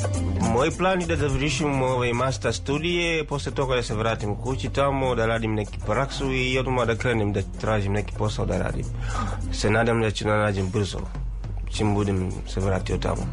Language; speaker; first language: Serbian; non-native, learner; Swahili